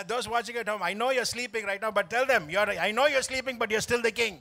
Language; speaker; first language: English; non-native, local second language; Tamil